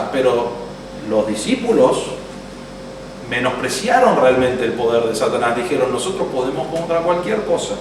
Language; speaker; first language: Spanish; native; Spanish